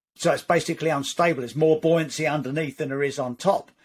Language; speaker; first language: English; native; English